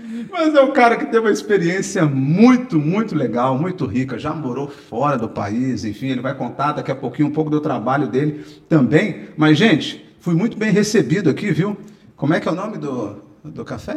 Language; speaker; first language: Portuguese; native; Portuguese